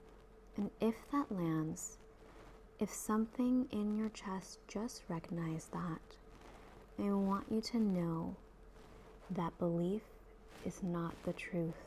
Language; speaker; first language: English; native; English